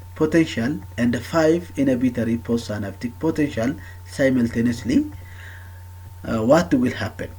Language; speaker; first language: English; non-native, local second language; Amharic